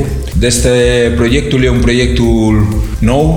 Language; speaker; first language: Romanian; non-native, learner; Spanish